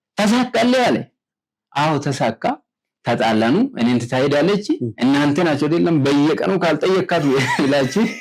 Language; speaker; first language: Amharic; non-native, local second language; Oromo